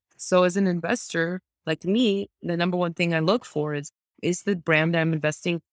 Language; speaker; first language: English; early bilingual, other home language; Russian